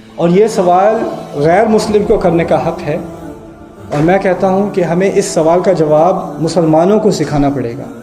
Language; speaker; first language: Urdu; native; Urdu